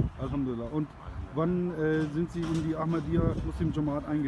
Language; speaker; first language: German; non-native, fluent; Urdu